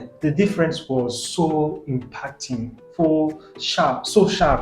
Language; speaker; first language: English; non-native, fluent; French